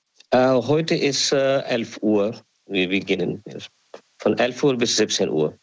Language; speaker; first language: German; non-native, learner; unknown